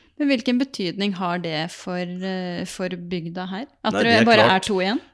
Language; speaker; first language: Norwegian; native; Norwegian